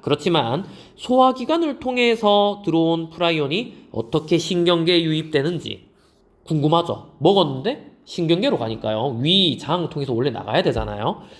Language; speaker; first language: Korean; native; Korean